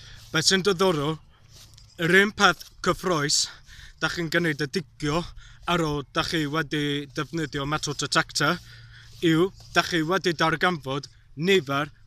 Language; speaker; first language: Welsh; non-native, learner; English